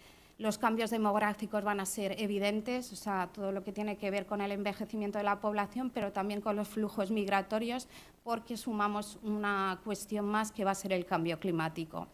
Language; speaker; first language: Spanish; native; Spanish